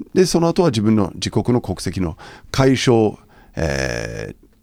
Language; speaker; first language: Japanese; non-native, fluent; English